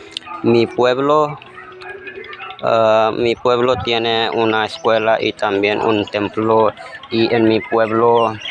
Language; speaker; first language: Spanish; non-native, learner; Hindi